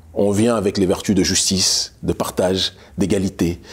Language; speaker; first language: French; native; French